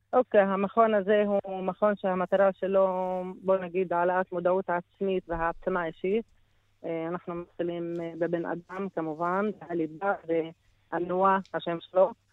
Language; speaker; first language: Hebrew; non-native, local second language; Arabic